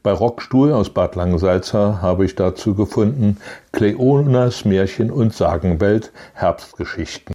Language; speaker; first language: German; native; German